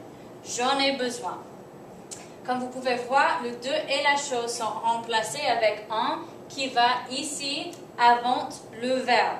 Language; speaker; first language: French; non-native, fluent; English